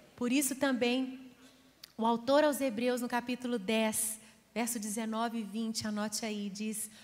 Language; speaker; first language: Portuguese; native; Portuguese